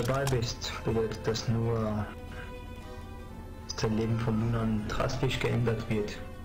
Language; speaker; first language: German; native; German